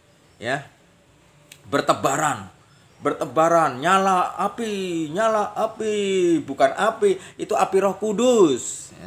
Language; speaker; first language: Indonesian; native; Indonesian